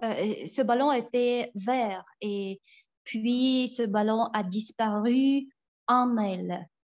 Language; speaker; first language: French; non-native, fluent; Tuvinian